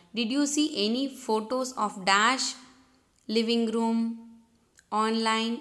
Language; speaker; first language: English; non-native, local second language; Tamil